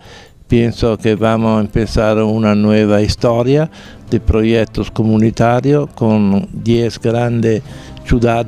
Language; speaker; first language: Spanish; non-native, fluent; Italian